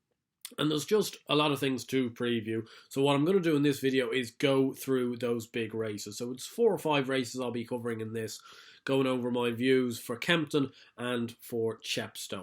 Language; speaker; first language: English; native; English